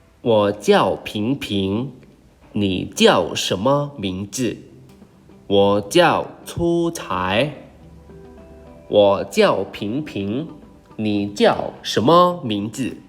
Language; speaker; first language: Chinese; non-native, fluent; Thai